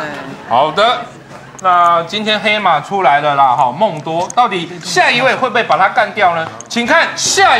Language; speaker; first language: Chinese; native; Chinese